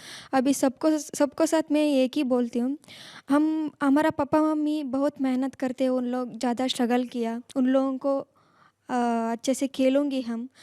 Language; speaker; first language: Hindi; non-native, local second language; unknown